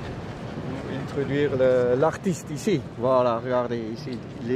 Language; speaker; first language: French; non-native, learner; Dutch